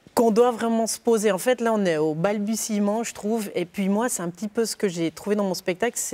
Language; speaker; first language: French; native; French